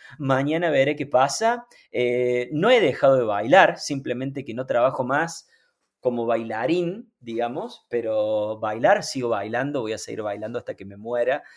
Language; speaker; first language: Spanish; native; Spanish